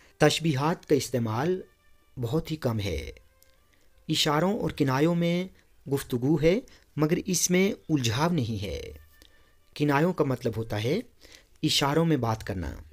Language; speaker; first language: Urdu; non-native, local second language; Kashmiri